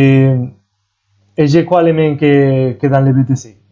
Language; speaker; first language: French; non-native, fluent; Spanish